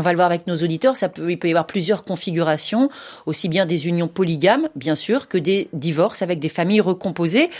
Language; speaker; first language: French; native; French